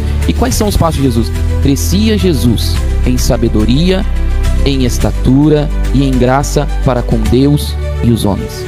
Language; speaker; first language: Portuguese; native; Portuguese